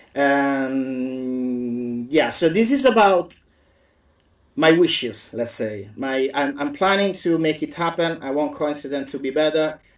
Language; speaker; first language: English; non-native, fluent; Italian